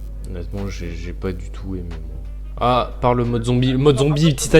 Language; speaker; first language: French; native; French